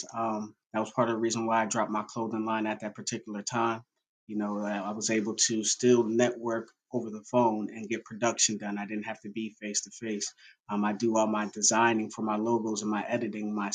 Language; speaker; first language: English; native; English